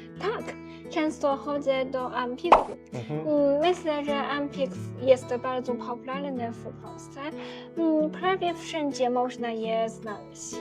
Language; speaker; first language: Polish; non-native, fluent; Chinese